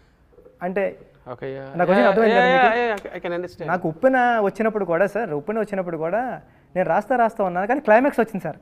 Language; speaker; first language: Telugu; native; Telugu